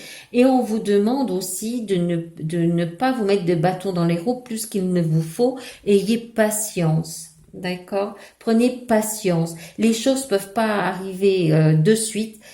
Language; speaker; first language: French; native; French